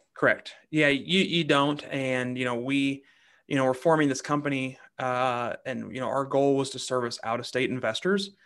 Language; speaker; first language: English; native; English